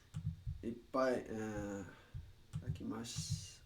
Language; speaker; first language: Japanese; non-native, learner; Spanish